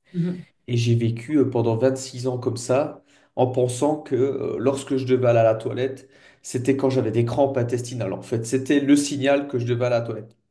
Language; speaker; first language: French; native; French